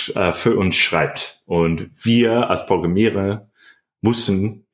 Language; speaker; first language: German; non-native, learner; English